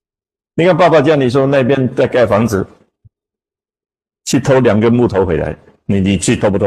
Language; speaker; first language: Chinese; native; Chinese